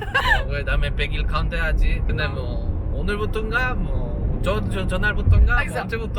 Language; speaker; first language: Korean; non-native, learner; Spanish